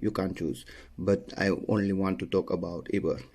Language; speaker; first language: English; non-native, learner; Wolof